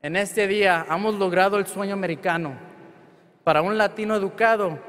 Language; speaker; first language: Spanish; early bilingual, heritage; Spanish